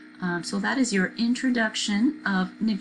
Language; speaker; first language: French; non-native, fluent; English